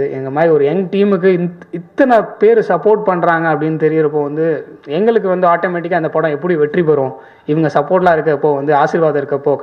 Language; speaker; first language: Tamil; native; Tamil